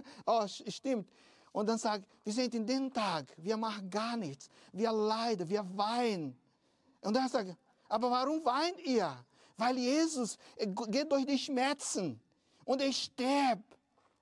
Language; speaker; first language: German; non-native, fluent; Portuguese